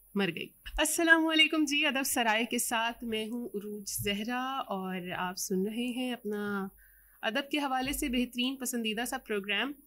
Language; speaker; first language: Urdu; native; Urdu